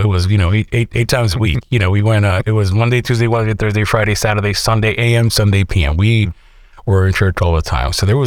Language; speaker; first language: English; native; English